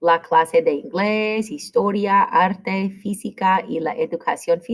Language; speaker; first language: Spanish; non-native, fluent; English